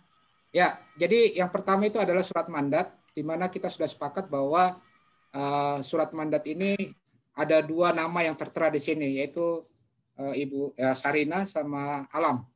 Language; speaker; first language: Indonesian; native; Indonesian